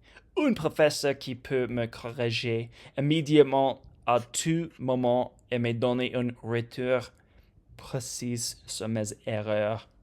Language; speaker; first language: French; non-native, learner; English